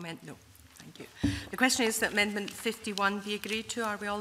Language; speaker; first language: English; native; English